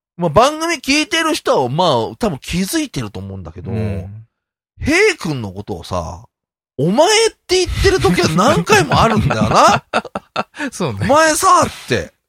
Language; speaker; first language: Japanese; native; Japanese